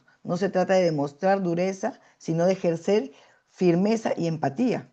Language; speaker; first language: Spanish; native; Spanish